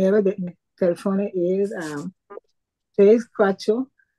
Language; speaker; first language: Spanish; non-native, learner; English